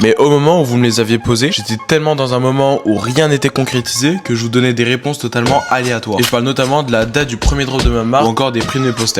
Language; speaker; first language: French; native; French